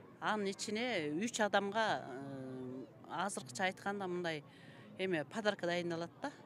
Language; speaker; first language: Kyrgyz; native; Kyrgyz